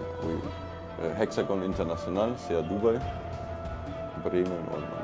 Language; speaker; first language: French; non-native, learner; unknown